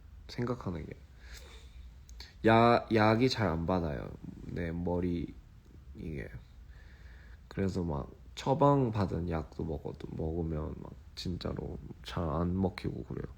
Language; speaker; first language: Korean; early bilingual, heritage; English